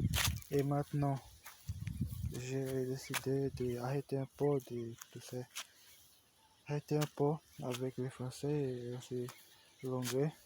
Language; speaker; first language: French; non-native, learner; Portuguese